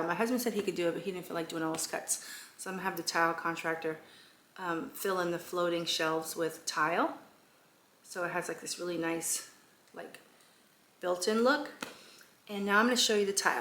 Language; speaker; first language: English; native; English